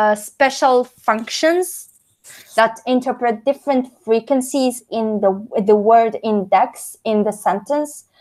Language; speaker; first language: English; non-native, fluent; Arabic